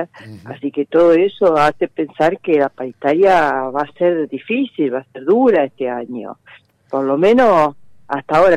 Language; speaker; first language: Spanish; native; Spanish